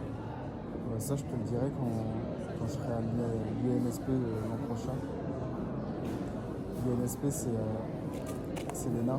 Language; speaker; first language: French; native; French